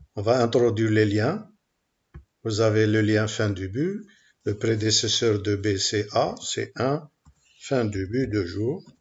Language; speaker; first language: French; non-native, local second language; Arabic